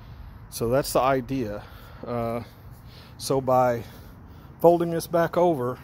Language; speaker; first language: English; native; English